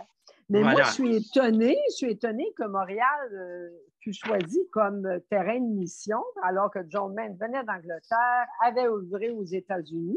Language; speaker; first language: French; native; French